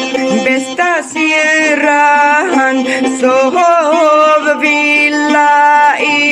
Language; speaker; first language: Swedish; non-native, fluent; Kurdish